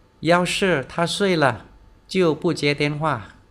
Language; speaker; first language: Chinese; non-native, fluent; Vietnamese